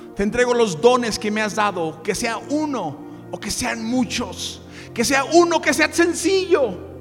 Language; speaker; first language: Spanish; early bilingual, other home language; English